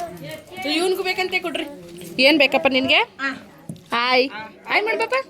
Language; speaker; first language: Kannada; native; Kannada